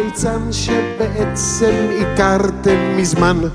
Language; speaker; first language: Hebrew; native; Hebrew